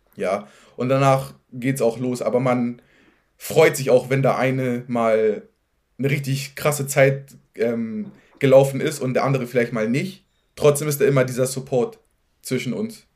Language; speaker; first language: German; native; German